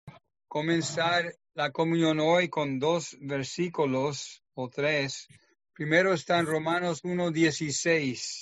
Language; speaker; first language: Spanish; non-native, fluent; English